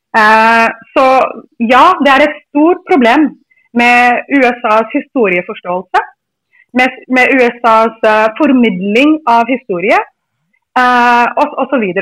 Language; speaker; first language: Norwegian; non-native, fluent; English